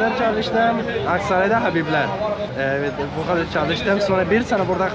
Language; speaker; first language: Turkish; non-native, learner; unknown